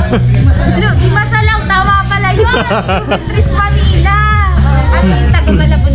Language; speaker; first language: Filipino; native; Filipino